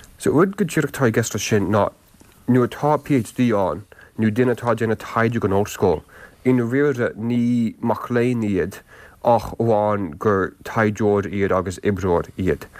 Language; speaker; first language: Irish; non-native, local second language; English